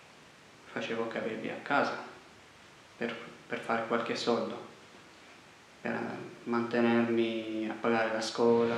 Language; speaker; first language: Italian; non-native, fluent; Arabic